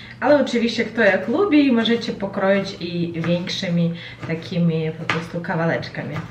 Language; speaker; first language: Polish; non-native, fluent; Ukrainian